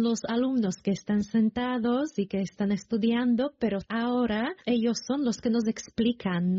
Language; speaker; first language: Spanish; non-native, fluent; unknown